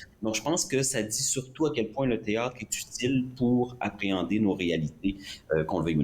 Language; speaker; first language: French; native; French